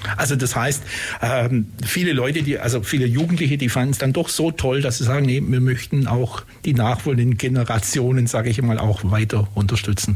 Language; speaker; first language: German; native; German